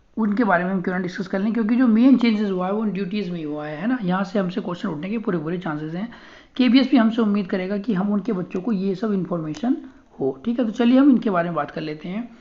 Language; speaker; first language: Hindi; native; Hindi